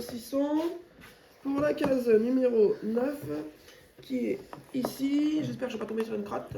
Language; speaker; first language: French; native; French